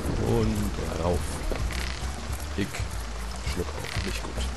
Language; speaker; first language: German; native; German